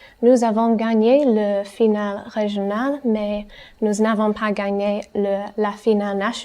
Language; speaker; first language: French; non-native, learner; English